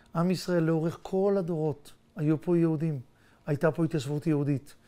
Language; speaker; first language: Hebrew; native; Hebrew